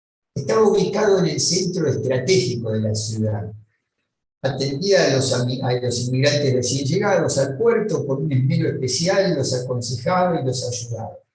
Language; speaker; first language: Spanish; native; Spanish